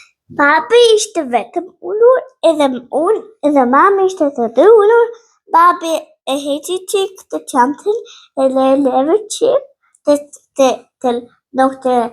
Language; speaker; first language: Albanian; early bilingual, heritage; Albanian